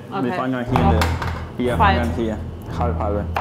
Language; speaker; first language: German; non-native, learner; Spanish